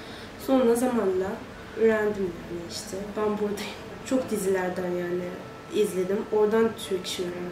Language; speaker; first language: Turkish; non-native, learner; Arabic